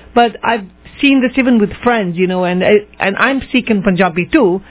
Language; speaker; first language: English; native; English